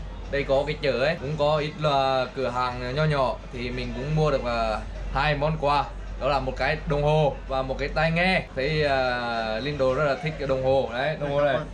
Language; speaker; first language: Vietnamese; native; Vietnamese